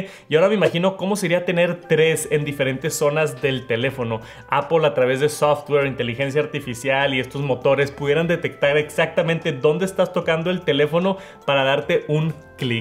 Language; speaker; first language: Spanish; native; Spanish